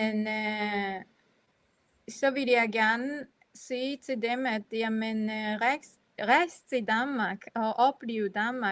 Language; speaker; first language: Danish; non-native, fluent; Japanese